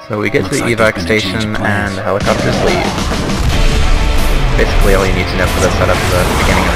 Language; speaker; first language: English; native; English